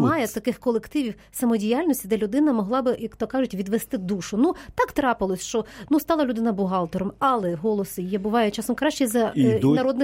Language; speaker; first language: Ukrainian; native; Ukrainian